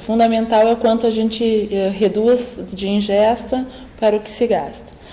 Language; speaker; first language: Portuguese; native; Portuguese